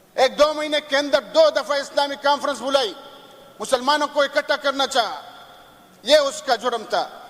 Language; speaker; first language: Urdu; non-native, local second language; Pashto